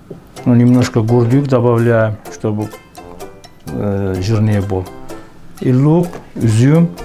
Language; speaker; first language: Russian; non-native, fluent; Azerbaijani